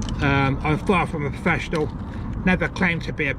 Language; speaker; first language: English; native; English